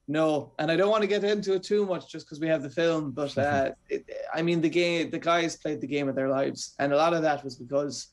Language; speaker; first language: English; native; English